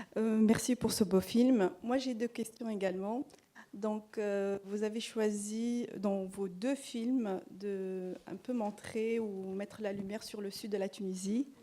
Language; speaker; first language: French; non-native, local second language; Arabic